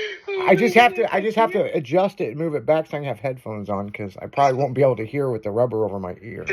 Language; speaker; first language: English; native; English